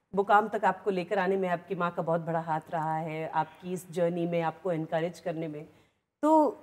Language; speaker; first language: Hindi; native; Hindi